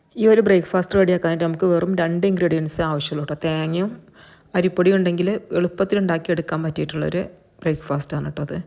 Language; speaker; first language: Malayalam; native; Malayalam